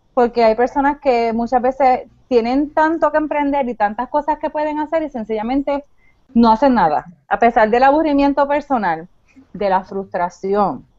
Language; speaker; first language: Spanish; native; Spanish